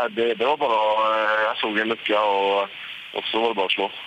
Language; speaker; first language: Swedish; native; Swedish